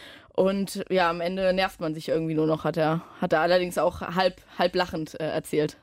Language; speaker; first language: German; native; German